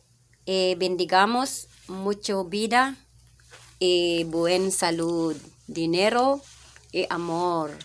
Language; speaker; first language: Spanish; non-native, learner; Filipino